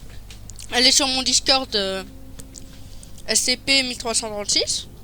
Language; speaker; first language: French; native; French